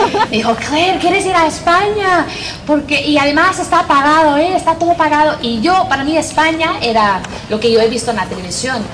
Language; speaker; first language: Spanish; non-native, fluent; English